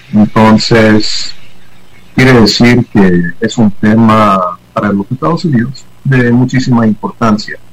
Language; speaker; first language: Spanish; non-native, fluent; English